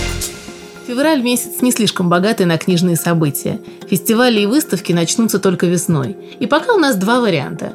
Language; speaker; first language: Russian; native; Russian